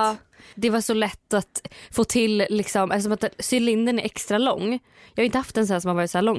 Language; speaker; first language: Swedish; native; Swedish